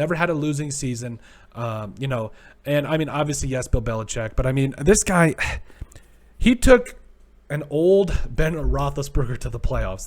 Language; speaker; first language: English; native; English